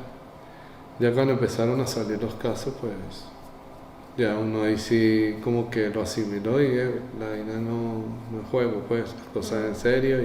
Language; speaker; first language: Spanish; native; Spanish